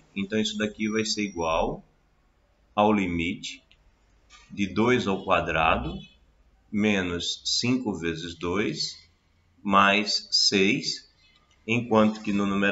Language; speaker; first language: Portuguese; native; Portuguese